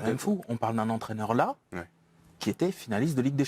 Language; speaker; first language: French; native; French